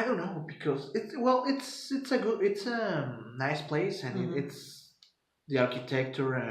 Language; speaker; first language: English; non-native, fluent; Spanish